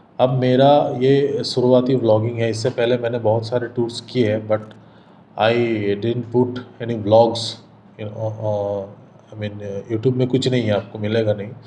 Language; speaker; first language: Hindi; non-native, local second language; Bangla